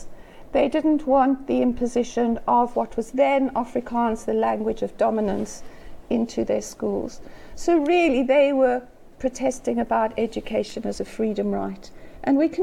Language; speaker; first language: English; native; English